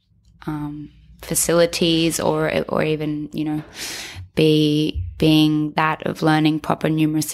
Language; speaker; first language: English; native; English